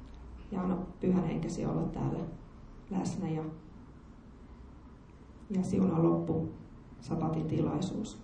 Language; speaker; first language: Finnish; native; Finnish